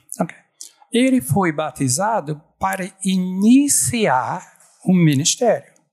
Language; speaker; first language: Portuguese; non-native, fluent; English